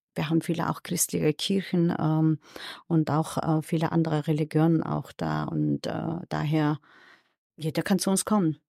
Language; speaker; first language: German; non-native, fluent; Mongolian